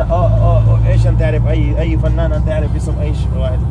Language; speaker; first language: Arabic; non-native, learner; Hindi